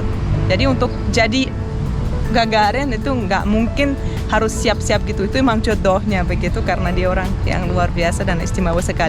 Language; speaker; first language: Indonesian; non-native, fluent; Russian